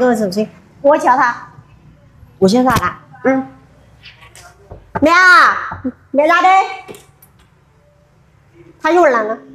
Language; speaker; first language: Chinese; non-native, learner; Vietnamese